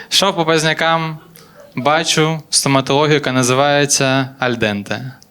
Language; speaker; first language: Ukrainian; native; Ukrainian